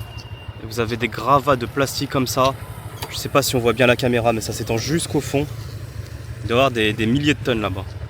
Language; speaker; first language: French; native; French